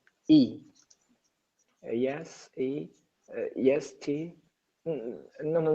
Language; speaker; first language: English; non-native, learner; Persian